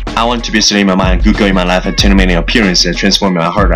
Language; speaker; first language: English; non-native, fluent; Chinese